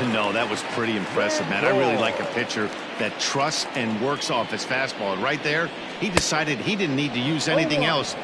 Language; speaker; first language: English; native; English